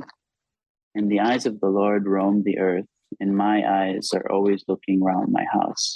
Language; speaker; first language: English; non-native, fluent; Hebrew